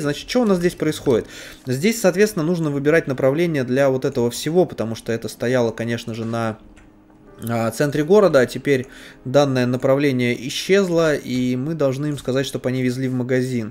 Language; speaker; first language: Russian; native; Russian